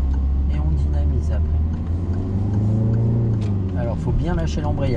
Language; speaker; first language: French; native; French